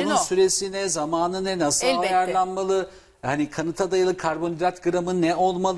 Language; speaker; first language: Turkish; native; Turkish